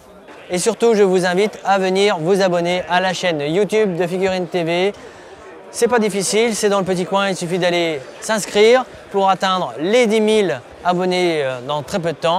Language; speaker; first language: French; native; French